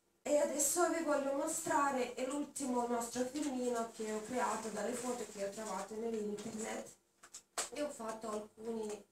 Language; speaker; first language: Italian; non-native, learner; Russian